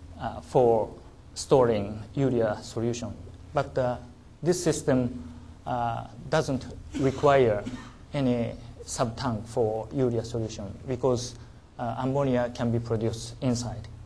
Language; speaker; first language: English; non-native, learner; Japanese